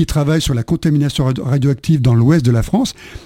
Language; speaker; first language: French; native; French